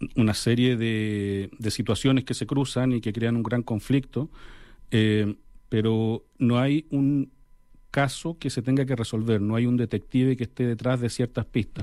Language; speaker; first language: Spanish; native; Spanish